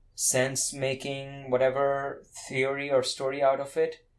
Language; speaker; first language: English; non-native, local second language; Bangla